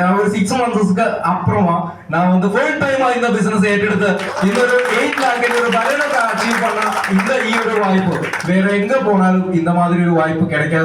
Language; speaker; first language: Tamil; non-native, learner; Malayalam